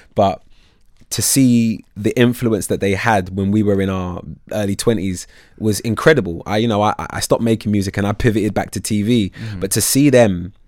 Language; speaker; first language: English; native; English